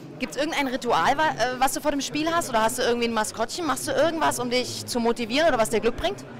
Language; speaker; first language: German; native; German